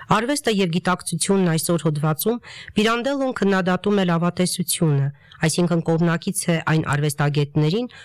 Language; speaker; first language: Armenian; native; Armenian